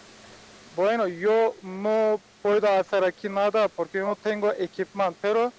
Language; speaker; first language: Spanish; non-native, fluent; Turkish